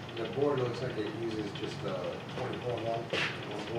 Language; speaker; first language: English; native; English